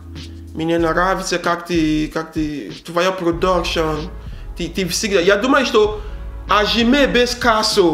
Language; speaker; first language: Russian; non-native, learner; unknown